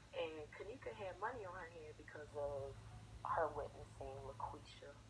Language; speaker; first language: English; native; English